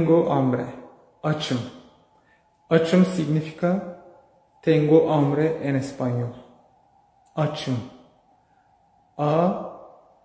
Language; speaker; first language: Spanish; non-native, learner; Turkish